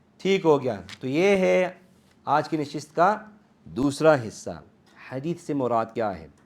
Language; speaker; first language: Urdu; early bilingual, heritage; Urdu